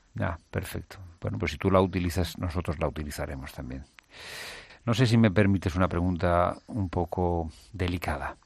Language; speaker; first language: Spanish; native; Spanish